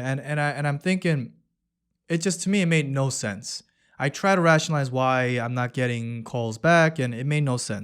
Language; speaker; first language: English; early bilingual, other home language; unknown